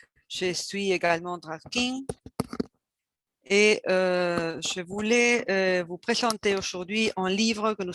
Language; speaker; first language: French; non-native, fluent; Spanish